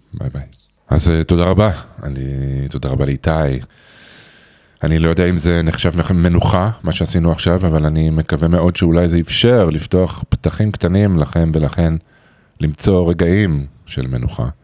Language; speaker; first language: Hebrew; native; Hebrew